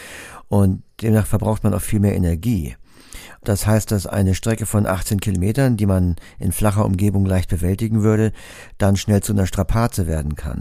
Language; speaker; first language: German; native; German